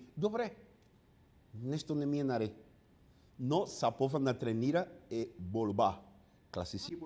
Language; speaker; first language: Bulgarian; non-native, learner; Spanish